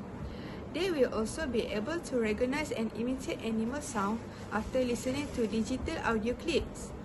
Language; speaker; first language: English; non-native, learner; Malay